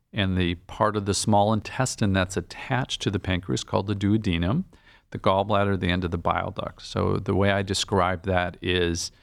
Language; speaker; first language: English; native; English